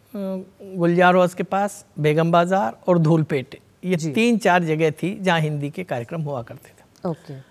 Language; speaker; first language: Hindi; non-native, local second language; Marwari